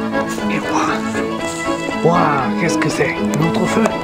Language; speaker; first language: French; non-native, learner; English